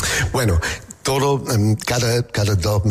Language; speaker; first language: Spanish; non-native, learner; English